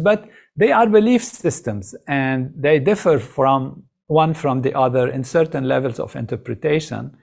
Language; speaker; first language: English; non-native, fluent; Arabic